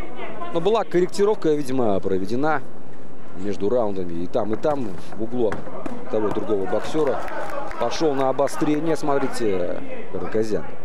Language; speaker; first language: Russian; native; Russian